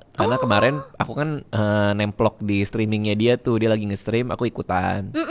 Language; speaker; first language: Indonesian; native; Indonesian